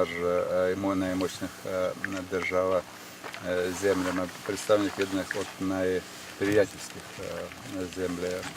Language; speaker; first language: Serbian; non-native, fluent; Russian